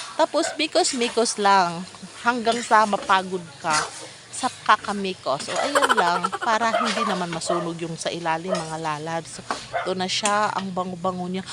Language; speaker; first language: Filipino; non-native, local second language; Cebuano